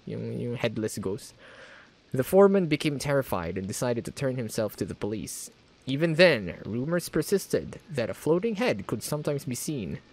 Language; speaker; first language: English; non-native, local second language; Filipino